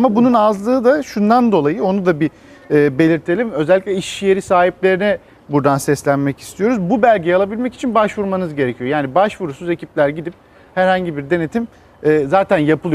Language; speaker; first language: Turkish; native; Turkish